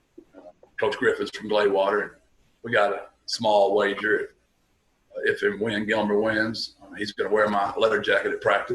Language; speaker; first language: English; native; English